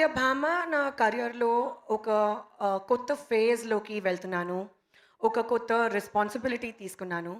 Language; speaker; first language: Telugu; non-native, learner; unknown